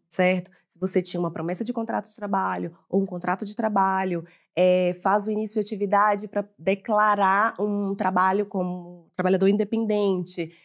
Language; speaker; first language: Portuguese; native; Portuguese